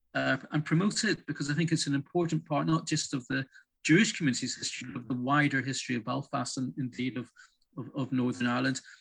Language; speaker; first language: English; native; English